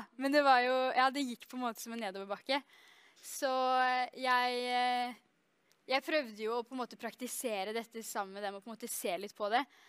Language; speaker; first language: Norwegian; native; Norwegian